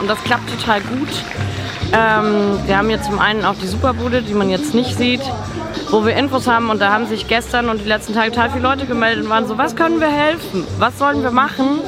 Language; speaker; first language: German; native; German